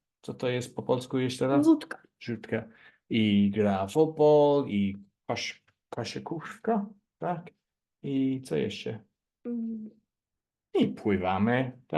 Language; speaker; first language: Polish; non-native, learner; English